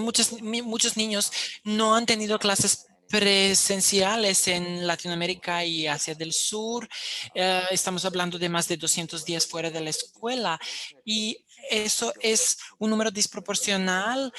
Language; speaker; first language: Spanish; non-native, fluent; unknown